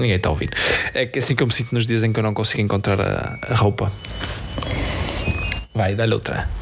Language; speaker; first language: Portuguese; native; Portuguese